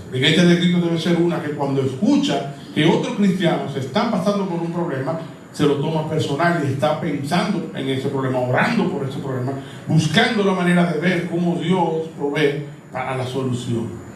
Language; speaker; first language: Spanish; native; Spanish